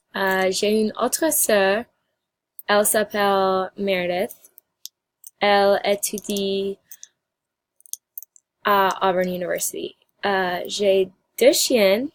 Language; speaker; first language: French; non-native, learner; English